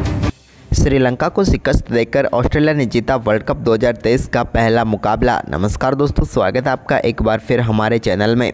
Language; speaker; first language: Hindi; native; Hindi